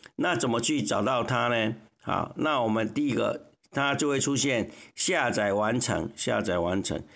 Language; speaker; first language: Chinese; native; Chinese